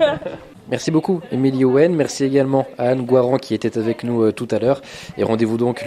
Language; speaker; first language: French; native; French